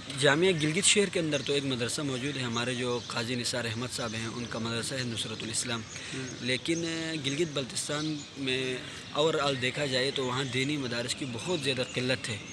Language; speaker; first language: Urdu; non-native, local second language; Shina